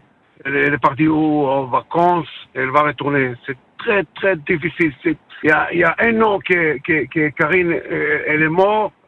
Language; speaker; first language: French; non-native, learner; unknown